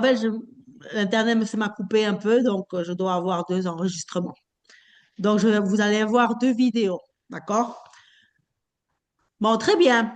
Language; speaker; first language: French; non-native, fluent; Spanish